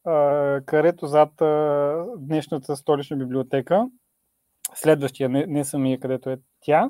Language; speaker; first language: Bulgarian; native; Bulgarian